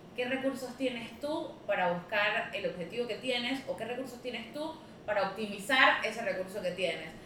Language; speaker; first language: Spanish; native; Spanish